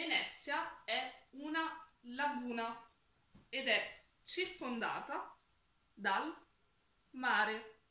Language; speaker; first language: Italian; non-native, learner; French